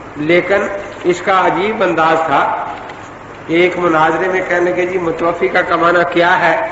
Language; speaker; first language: Urdu; non-native, local second language; Punjabi